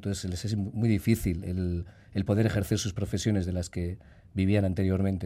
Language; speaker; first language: Spanish; native; Spanish